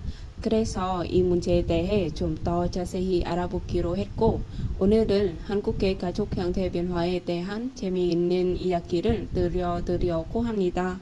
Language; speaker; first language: Korean; non-native, fluent; Vietnamese